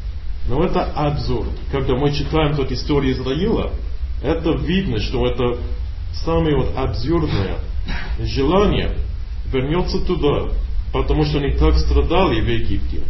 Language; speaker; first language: Russian; non-native, learner; English